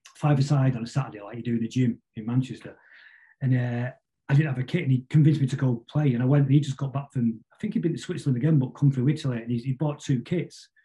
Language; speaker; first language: English; native; English